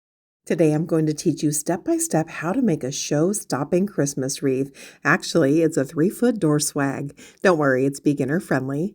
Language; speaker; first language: English; native; English